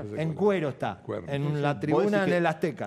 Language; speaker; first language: Spanish; native; Spanish